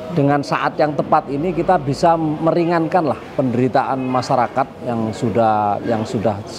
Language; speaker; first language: Indonesian; native; Indonesian